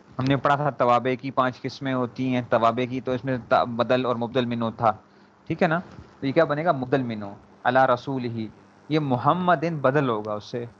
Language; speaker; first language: Urdu; native; Urdu